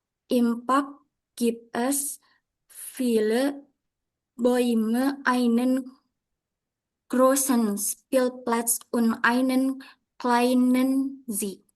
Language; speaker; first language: German; non-native, learner; Indonesian